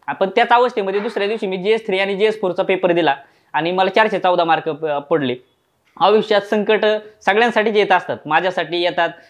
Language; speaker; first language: Marathi; native; Marathi